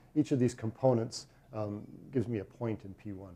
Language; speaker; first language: English; native; English